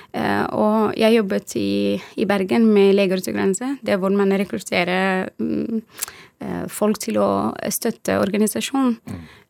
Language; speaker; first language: Norwegian; non-native, fluent; Arabic